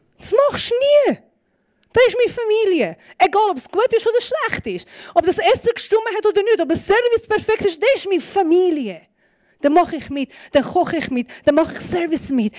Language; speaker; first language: German; non-native, fluent; Persian